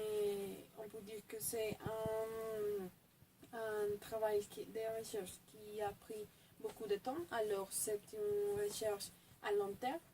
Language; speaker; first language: French; non-native, fluent; Spanish